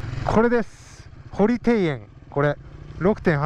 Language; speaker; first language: Japanese; native; Japanese